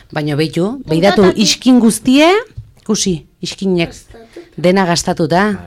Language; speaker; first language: Basque; native; Basque